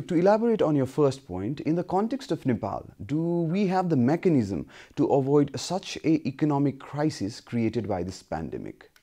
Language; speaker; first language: English; non-native, fluent; Nepali